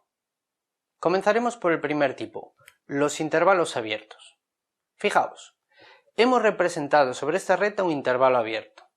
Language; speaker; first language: Spanish; native; Spanish